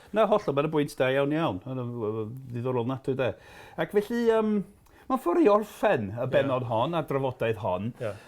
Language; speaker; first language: Welsh; non-native, fluent; English